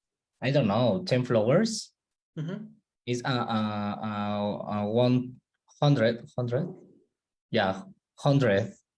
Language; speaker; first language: English; non-native, learner; Spanish